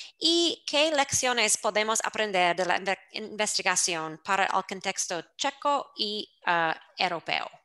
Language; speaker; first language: Spanish; non-native, fluent; English